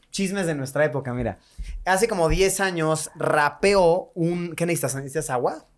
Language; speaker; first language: Spanish; native; Spanish